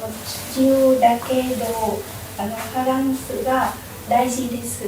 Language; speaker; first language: Japanese; non-native, learner; Vietnamese